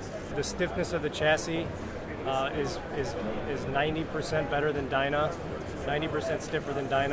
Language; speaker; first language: English; native; English